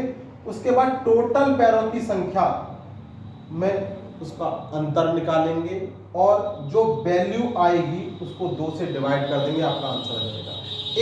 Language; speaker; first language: Hindi; native; Hindi